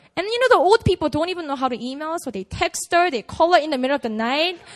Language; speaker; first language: English; non-native, fluent; Korean